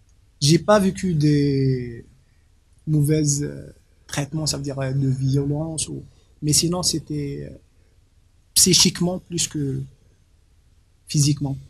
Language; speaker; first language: French; non-native, local second language; Arabic